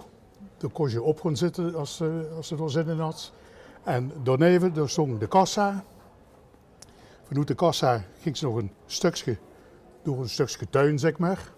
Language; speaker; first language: Dutch; native; Dutch